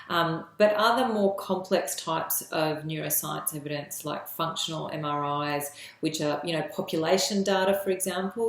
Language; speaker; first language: English; native; English